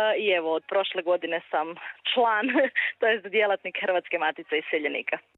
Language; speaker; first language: Croatian; native; Croatian